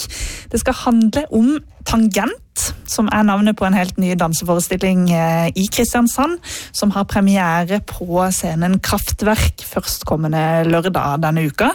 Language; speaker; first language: Norwegian; native; Norwegian